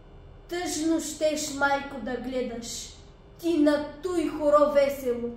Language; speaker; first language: Bulgarian; native; Bulgarian